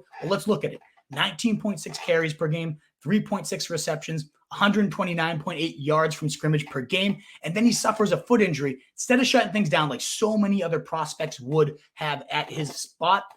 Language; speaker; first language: English; native; English